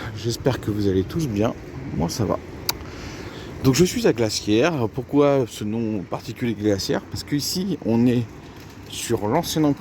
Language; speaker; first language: French; native; French